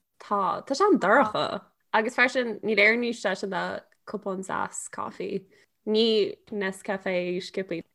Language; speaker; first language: Irish; non-native, local second language; English